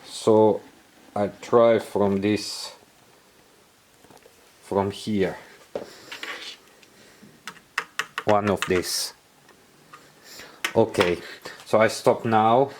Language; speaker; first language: English; non-native, learner; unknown